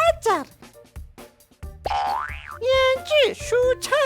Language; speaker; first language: Chinese; non-native, learner; Indonesian